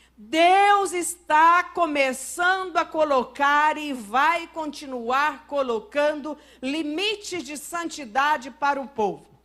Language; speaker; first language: Portuguese; native; Portuguese